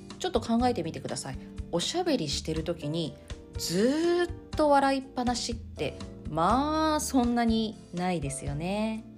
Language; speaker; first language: Japanese; native; Japanese